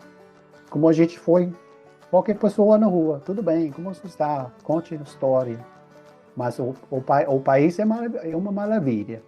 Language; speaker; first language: Portuguese; non-native, fluent; English